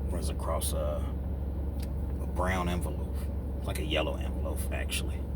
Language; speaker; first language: English; native; English